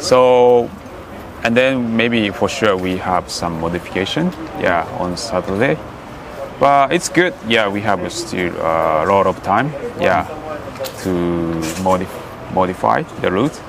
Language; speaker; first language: English; non-native, learner; Japanese